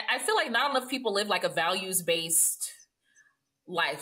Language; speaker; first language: English; native; English